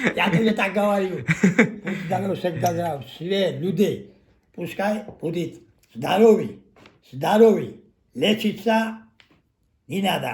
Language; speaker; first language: Russian; non-native, learner; Georgian